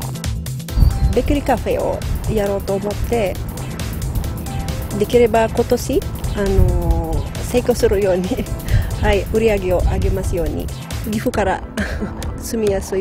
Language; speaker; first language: Japanese; non-native, fluent; Indonesian